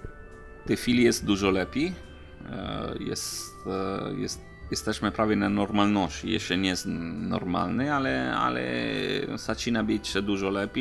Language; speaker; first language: Polish; non-native, learner; Italian